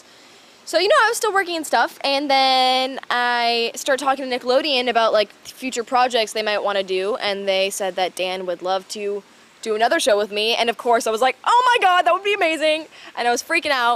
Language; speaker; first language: English; native; English